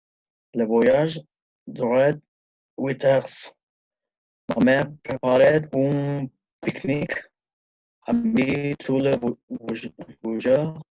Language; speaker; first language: French; non-native, learner; Spanish